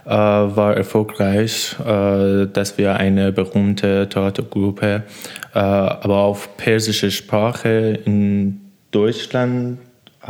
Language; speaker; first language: German; non-native, learner; Persian